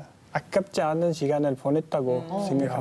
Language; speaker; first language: Korean; non-native, fluent; Uzbek